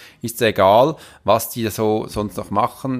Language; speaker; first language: German; native; German